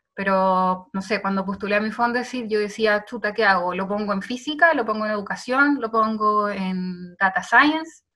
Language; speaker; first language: Spanish; native; Spanish